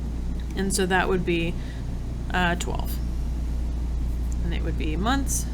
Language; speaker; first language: English; native; English